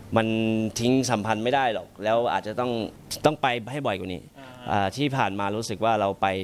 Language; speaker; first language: Thai; early bilingual, other home language; English